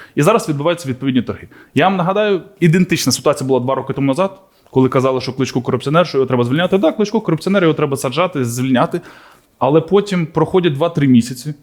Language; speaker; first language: Ukrainian; native; Ukrainian